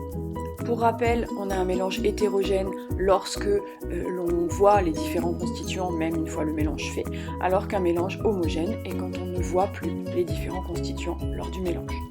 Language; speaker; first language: French; native; French